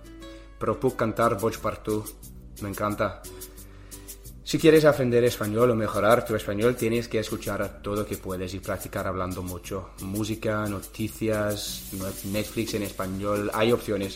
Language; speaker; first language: Spanish; non-native, learner; English